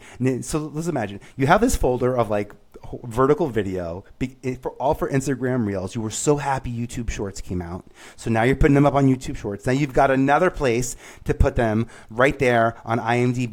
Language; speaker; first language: English; native; English